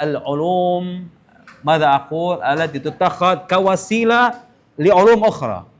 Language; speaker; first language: Arabic; non-native, fluent; Indonesian